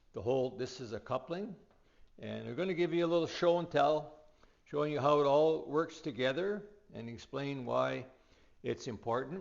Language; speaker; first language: English; native; English